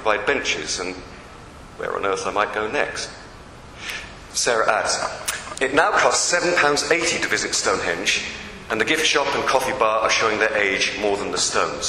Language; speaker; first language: English; native; English